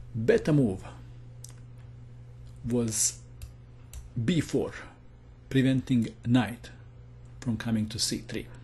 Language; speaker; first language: English; non-native, fluent; Croatian